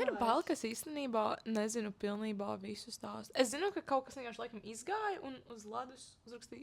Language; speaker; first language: Latvian; native; Latvian